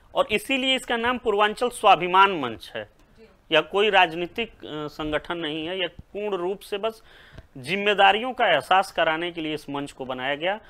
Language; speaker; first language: Hindi; native; Hindi